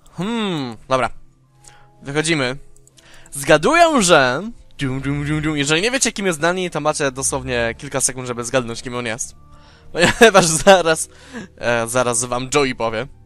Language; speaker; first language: Polish; native; Polish